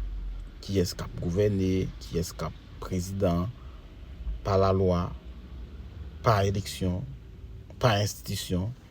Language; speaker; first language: French; non-native, local second language; Haitian Creole